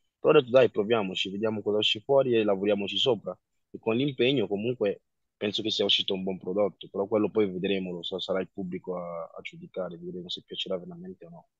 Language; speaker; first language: Italian; early bilingual, other home language; French